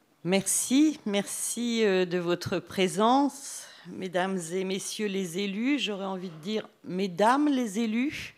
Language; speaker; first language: French; native; French